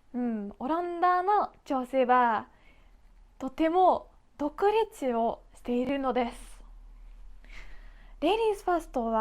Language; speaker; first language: Japanese; non-native, fluent; Dutch